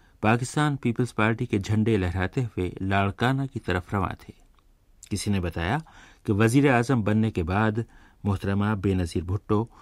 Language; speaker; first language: Urdu; native; Urdu